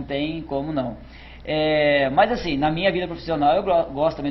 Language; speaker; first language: Portuguese; native; Portuguese